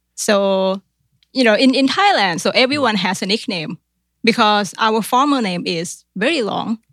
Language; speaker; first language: English; non-native, fluent; Thai